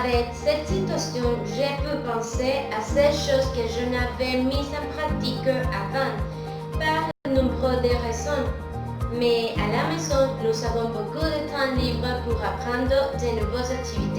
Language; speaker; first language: French; non-native, fluent; Spanish